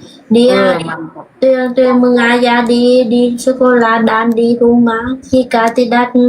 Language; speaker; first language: Indonesian; non-native, learner; Vietnamese